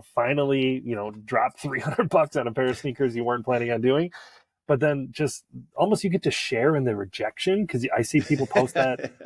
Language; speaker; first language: English; native; English